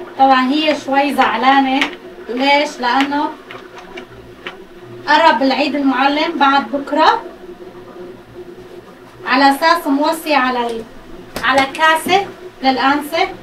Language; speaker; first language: Arabic; non-native, local second language; Kurdish